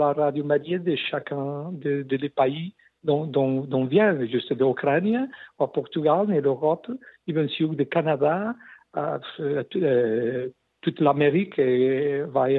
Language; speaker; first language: French; non-native, learner; Portuguese